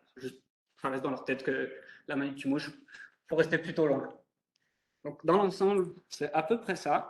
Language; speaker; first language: French; native; French